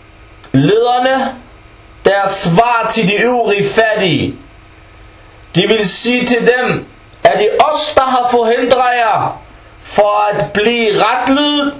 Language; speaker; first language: Danish; non-native, fluent; Arabic